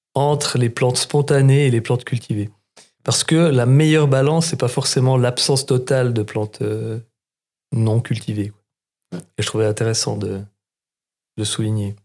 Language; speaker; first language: French; native; French